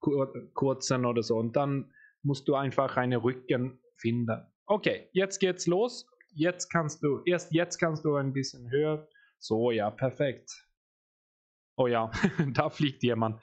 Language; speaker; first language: German; non-native, fluent; Swedish